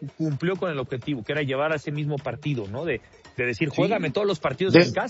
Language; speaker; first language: Spanish; native; Spanish